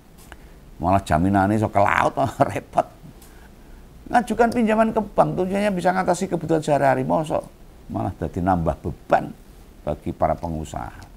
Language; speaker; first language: Indonesian; native; Indonesian